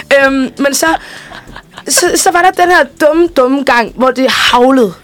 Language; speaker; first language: Danish; early bilingual, other home language; Spanish